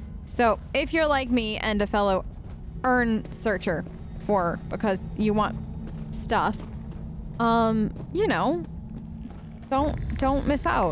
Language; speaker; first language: English; native; English